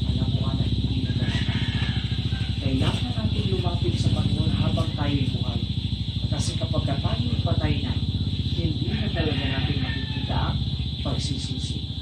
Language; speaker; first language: Filipino; non-native, local second language; Cebuano